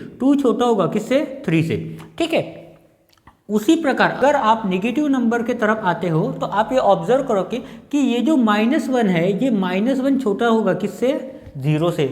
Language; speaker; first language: Hindi; non-native, local second language; Marathi